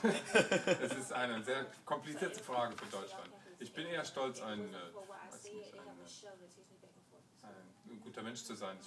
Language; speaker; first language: German; native; German